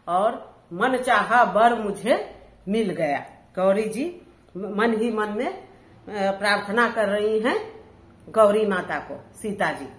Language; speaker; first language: Hindi; native; Hindi